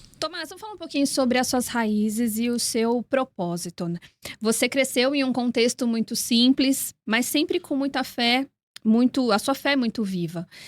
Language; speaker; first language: Portuguese; native; Portuguese